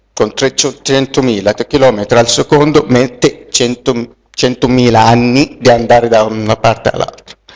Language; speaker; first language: Italian; non-native, fluent; Arabic